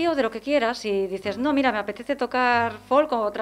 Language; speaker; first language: Spanish; native; Spanish